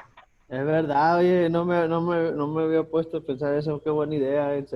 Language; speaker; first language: Spanish; native; Spanish